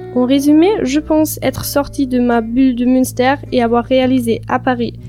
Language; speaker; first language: French; non-native, fluent; German